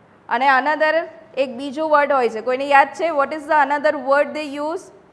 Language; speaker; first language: English; non-native, local second language; Gujarati